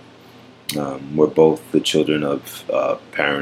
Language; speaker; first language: English; native; English